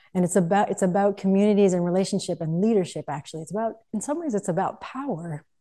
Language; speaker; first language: English; native; English